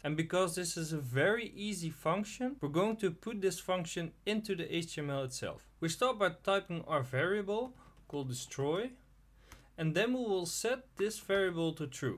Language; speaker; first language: English; non-native, fluent; Dutch